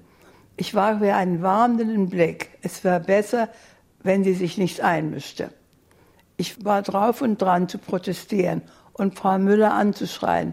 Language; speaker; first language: German; native; German